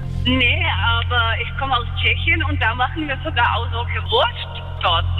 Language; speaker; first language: German; non-native, fluent; Czech